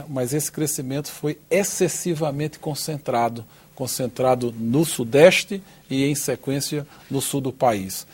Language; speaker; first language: Portuguese; native; Portuguese